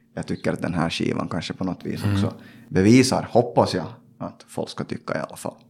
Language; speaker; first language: Swedish; native; Swedish